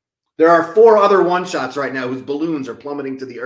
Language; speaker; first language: English; native; English